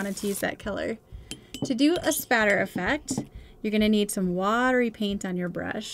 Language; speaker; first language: English; native; English